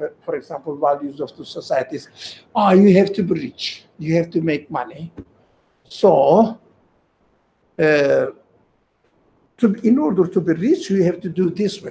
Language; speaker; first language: English; non-native, fluent; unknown